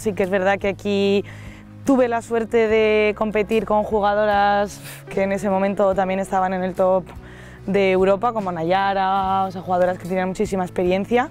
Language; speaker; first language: Spanish; native; Spanish